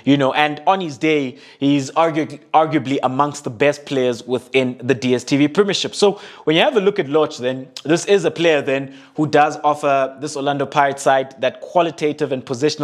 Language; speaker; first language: English; non-native, local second language; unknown